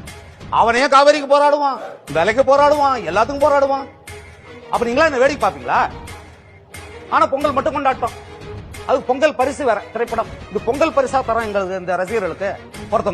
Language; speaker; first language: Tamil; native; Tamil